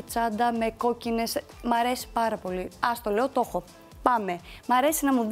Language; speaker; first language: Greek; native; Greek